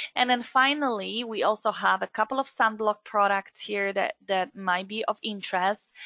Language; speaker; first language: English; non-native, fluent; Polish